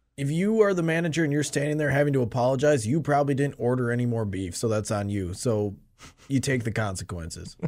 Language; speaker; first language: English; non-native, fluent; Czech